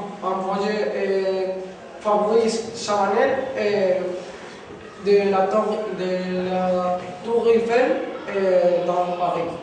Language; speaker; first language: French; non-native, learner; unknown